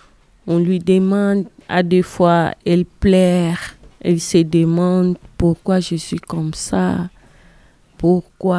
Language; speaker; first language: French; non-native, learner; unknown